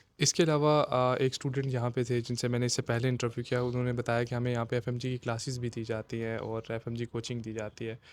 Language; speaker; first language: Hindi; native; Hindi